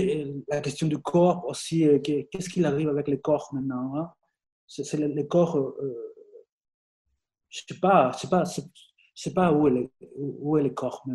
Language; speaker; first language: French; non-native, fluent; Spanish